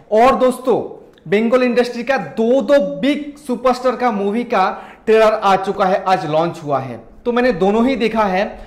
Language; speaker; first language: Hindi; non-native, local second language; Bangla